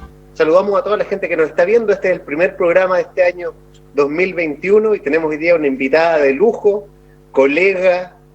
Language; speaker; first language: Spanish; native; Spanish